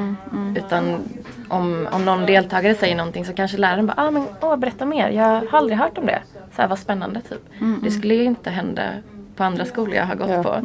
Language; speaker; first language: Swedish; native; Swedish